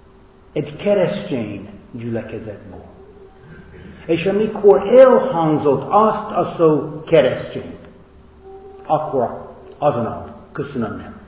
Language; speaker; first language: Hungarian; non-native, learner; English